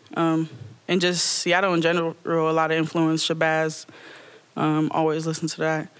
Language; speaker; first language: English; native; English